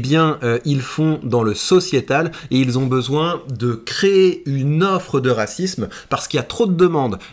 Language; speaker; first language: French; native; French